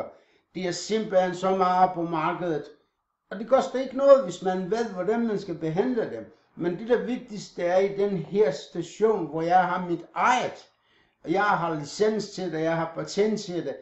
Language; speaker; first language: Danish; non-native, fluent; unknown